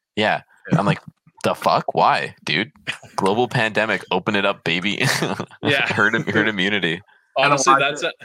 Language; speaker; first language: English; non-native, fluent; Polish